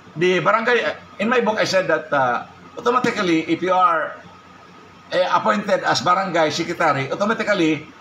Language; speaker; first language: English; non-native, local second language; Cebuano